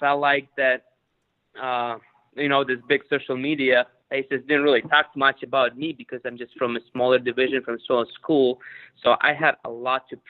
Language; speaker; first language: English; non-native, fluent; Ukrainian